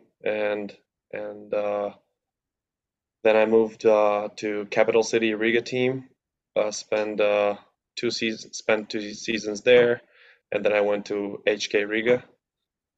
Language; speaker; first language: English; non-native, fluent; Latvian